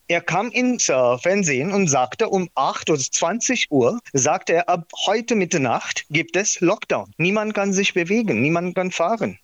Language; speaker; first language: German; non-native, learner; Marathi